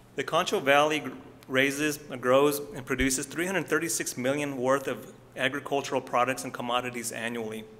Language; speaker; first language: English; native; English